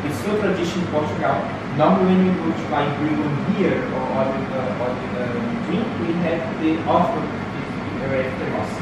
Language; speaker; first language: English; non-native, learner; Portuguese